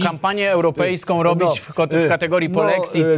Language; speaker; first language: Polish; native; Polish